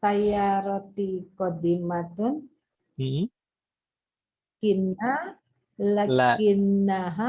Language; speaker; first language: Arabic; non-native, learner; Indonesian